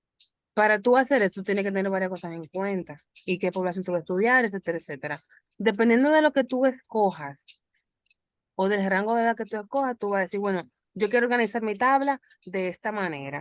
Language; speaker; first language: Spanish; native; Spanish